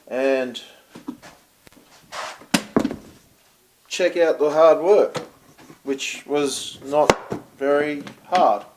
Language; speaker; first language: English; native; English